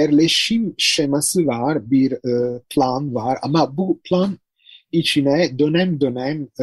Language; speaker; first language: Turkish; non-native, fluent; Italian